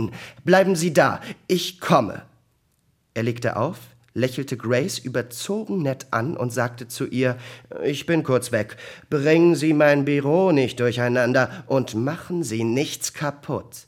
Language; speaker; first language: German; native; German